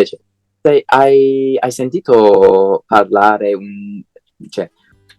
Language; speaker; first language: Italian; non-native, fluent; English